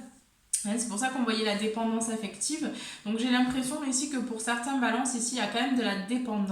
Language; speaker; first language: French; native; French